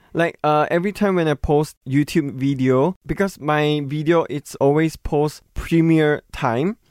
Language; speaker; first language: English; non-native, local second language; Chinese